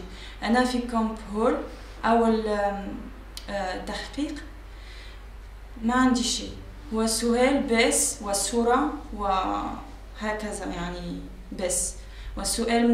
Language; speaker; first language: Arabic; non-native, learner; French